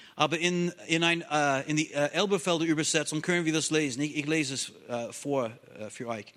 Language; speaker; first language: German; non-native, fluent; English